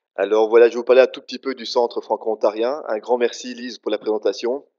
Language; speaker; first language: French; native; French